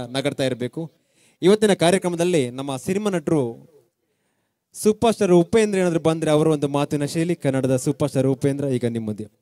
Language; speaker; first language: Kannada; non-native, local second language; Malayalam